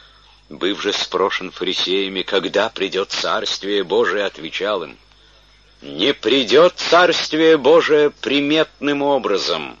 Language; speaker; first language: Russian; native; Russian